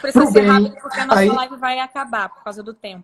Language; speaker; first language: Portuguese; native; Portuguese